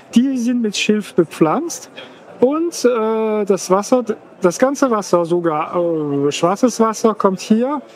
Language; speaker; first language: German; non-native, fluent; French